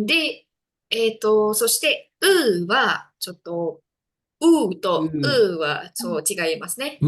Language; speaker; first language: Japanese; non-native, fluent; Indonesian